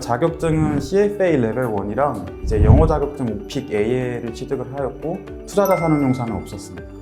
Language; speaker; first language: Korean; native; Korean